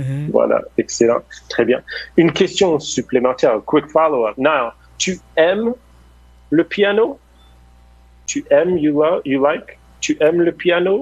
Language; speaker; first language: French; non-native, fluent; English